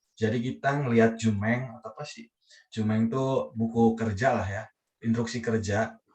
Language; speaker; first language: Indonesian; non-native, local second language; Sundanese